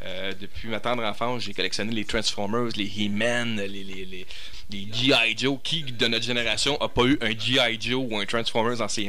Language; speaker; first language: French; native; French